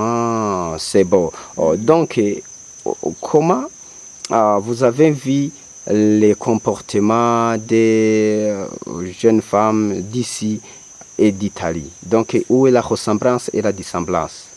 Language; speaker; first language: French; non-native, local second language; Rundi